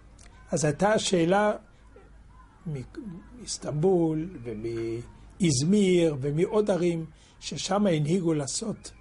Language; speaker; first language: Hebrew; non-native, fluent; French